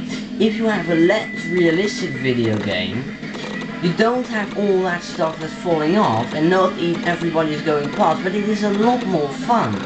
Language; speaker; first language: English; non-native, fluent; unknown